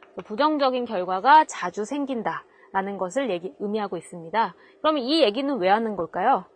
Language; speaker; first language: Korean; native; Korean